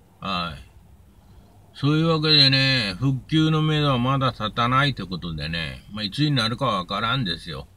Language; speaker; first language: Japanese; native; Japanese